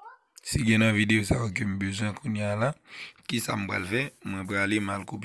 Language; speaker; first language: French; non-native, learner; Haitian Creole